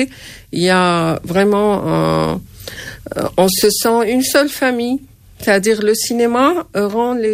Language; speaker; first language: French; non-native, fluent; Arabic